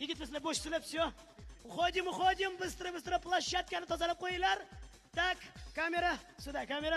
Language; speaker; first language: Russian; non-native, local second language; Uzbek